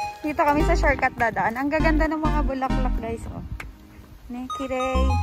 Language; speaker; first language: Filipino; native; Filipino